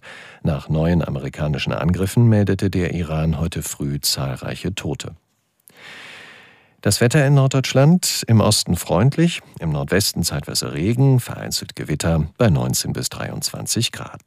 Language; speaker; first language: German; native; German